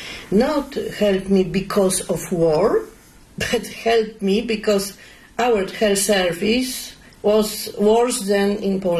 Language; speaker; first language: English; non-native, learner; Polish